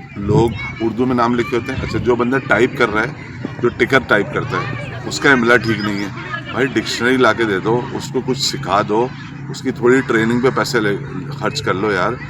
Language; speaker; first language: Urdu; native; Urdu